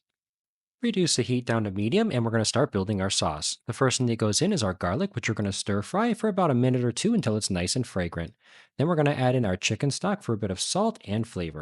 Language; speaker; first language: English; native; English